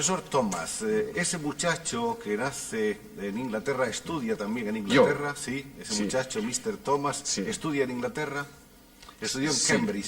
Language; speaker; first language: Spanish; native; Spanish